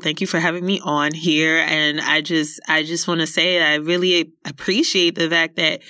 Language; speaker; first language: English; native; English